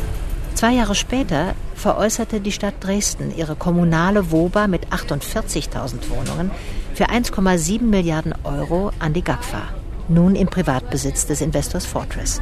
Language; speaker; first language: German; native; German